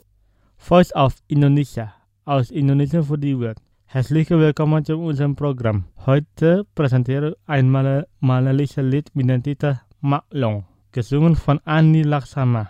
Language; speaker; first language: German; non-native, fluent; Indonesian